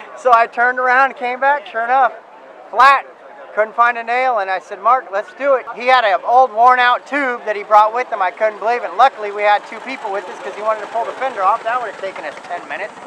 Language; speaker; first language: English; non-native, fluent; German